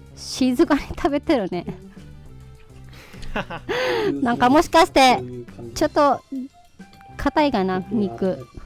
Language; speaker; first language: Japanese; non-native, fluent; Filipino